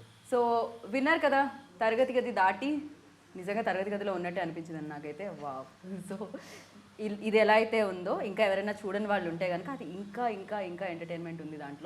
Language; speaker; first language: Telugu; native; Telugu